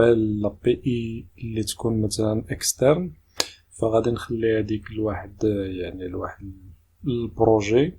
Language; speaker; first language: Arabic; native; Arabic